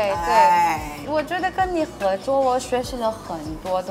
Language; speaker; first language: Chinese; non-native, fluent; Malay